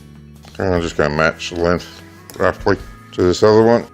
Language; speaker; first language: English; native; English